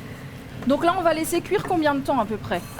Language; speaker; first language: French; native; French